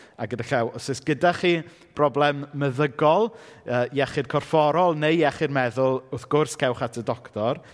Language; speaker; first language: Welsh; native; Welsh